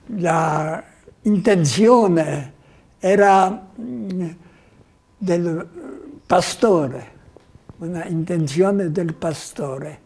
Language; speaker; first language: Italian; non-native, fluent; Polish